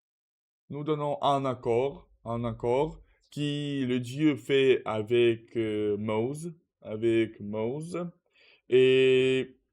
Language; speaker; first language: French; non-native, learner; Russian